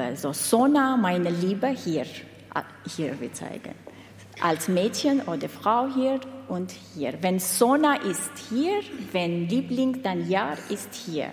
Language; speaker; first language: German; non-native, learner; Armenian